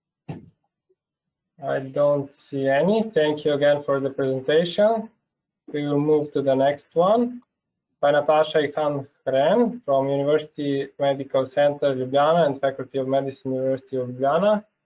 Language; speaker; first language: English; non-native, fluent; Slovenian